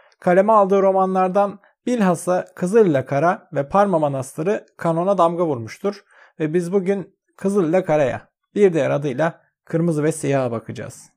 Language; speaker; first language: Turkish; native; Turkish